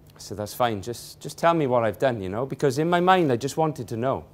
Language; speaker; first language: English; native; English